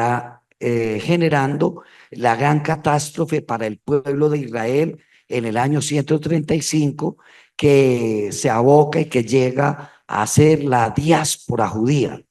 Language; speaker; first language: Spanish; native; Spanish